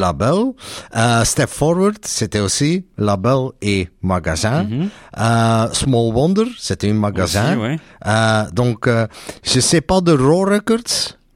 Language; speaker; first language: French; non-native, local second language; Dutch